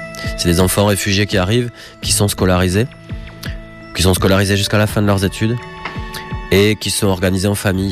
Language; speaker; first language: French; native; French